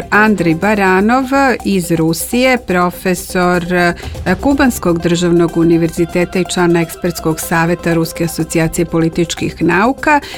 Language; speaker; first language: Serbian; native; Serbian